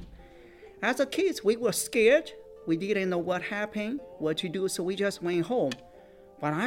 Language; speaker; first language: English; non-native, fluent; Chinese